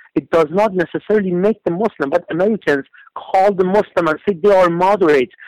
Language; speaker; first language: English; non-native, fluent; Persian